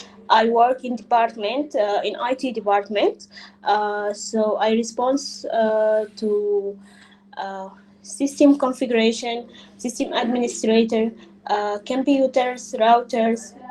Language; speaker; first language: English; non-native, learner; Arabic